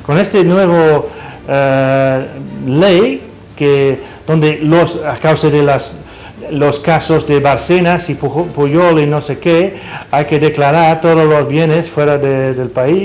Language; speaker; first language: Spanish; non-native, fluent; English